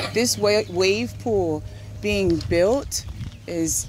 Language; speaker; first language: English; native; English